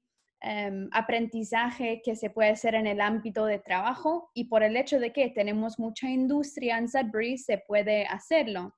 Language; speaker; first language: Spanish; non-native, fluent; English